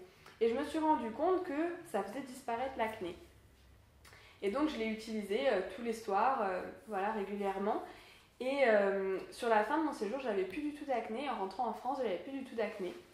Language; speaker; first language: French; native; French